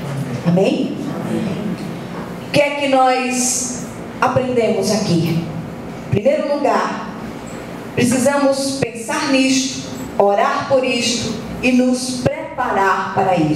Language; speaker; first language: Portuguese; native; Portuguese